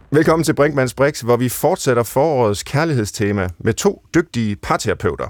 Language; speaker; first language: Danish; native; Danish